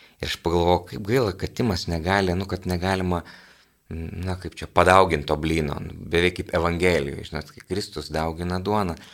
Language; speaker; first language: Lithuanian; native; Lithuanian